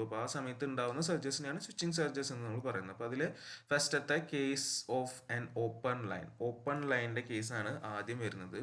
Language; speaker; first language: Malayalam; native; Malayalam